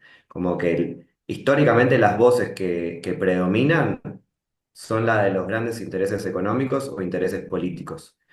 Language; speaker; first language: Spanish; native; Spanish